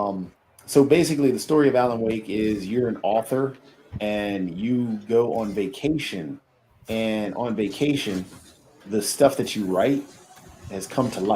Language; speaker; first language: English; native; English